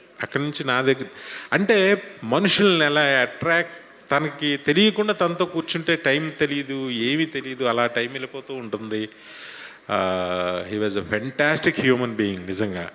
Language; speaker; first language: Telugu; native; Telugu